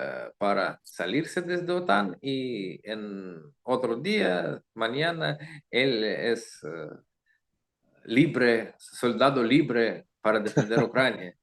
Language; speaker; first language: Spanish; non-native, learner; Russian